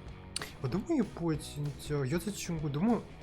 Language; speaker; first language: Korean; non-native, learner; Russian